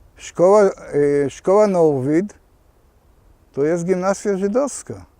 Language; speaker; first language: Polish; early bilingual, heritage; Polish